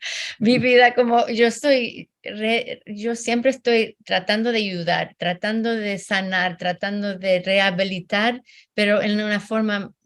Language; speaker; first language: Spanish; early bilingual, heritage; Spanish